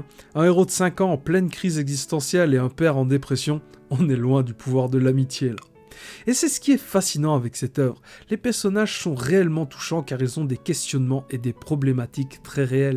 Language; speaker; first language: French; native; French